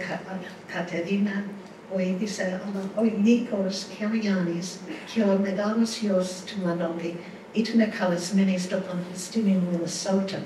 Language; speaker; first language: Greek; non-native, fluent; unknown